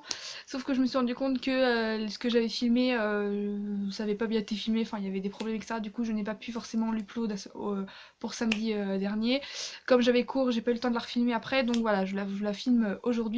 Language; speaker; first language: French; native; French